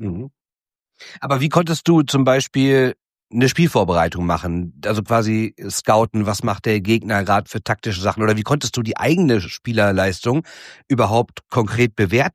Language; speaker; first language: German; native; German